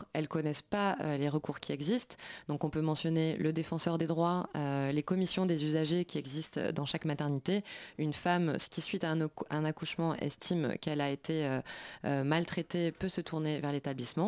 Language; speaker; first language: French; native; French